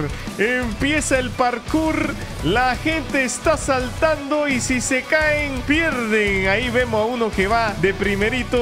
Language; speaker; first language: Spanish; native; Spanish